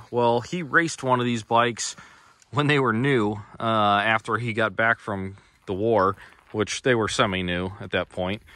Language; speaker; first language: English; native; English